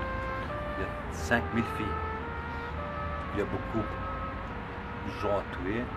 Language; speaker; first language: French; non-native, learner; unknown